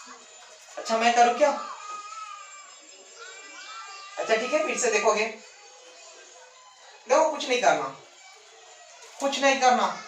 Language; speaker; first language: Hindi; native; Hindi